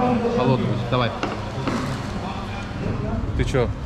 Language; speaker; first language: Russian; non-native, learner; Turkish